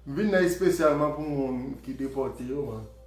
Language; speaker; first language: Portuguese; non-native, learner; Haitian Creole